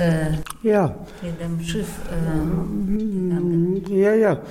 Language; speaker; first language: German; non-native, learner; Georgian